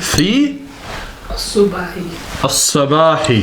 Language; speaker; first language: Arabic; non-native, fluent; English